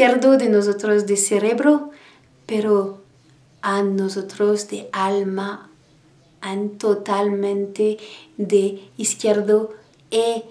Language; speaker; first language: Spanish; non-native, learner; French